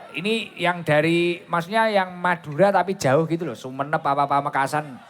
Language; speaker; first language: Indonesian; non-native, local second language; Javanese